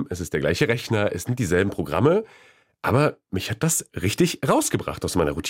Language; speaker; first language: German; native; German